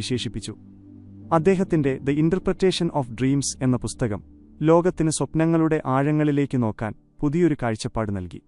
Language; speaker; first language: Malayalam; native; Malayalam